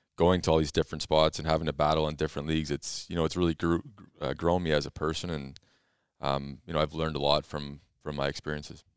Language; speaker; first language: English; native; English